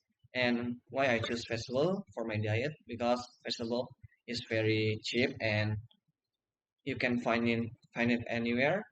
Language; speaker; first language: English; non-native, learner; Indonesian